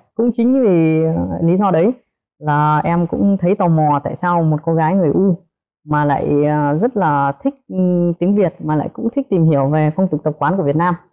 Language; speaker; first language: Vietnamese; early bilingual, heritage; Vietnamese